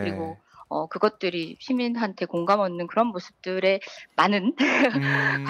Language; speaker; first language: Korean; native; Korean